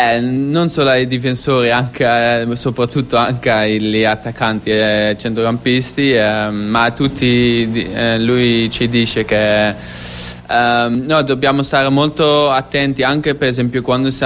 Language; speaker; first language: Italian; non-native, fluent; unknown